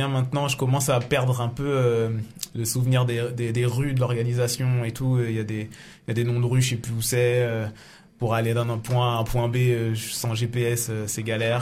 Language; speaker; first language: French; native; French